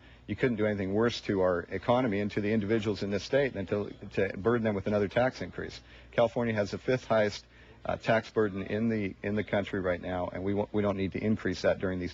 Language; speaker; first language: English; native; English